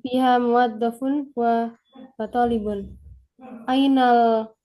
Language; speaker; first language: Arabic; non-native, learner; Indonesian